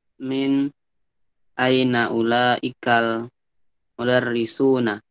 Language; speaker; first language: Arabic; non-native, learner; Indonesian